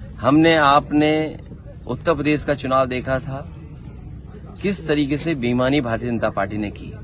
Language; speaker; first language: Hindi; native; Hindi